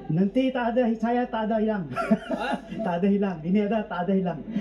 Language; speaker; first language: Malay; non-native, learner; Filipino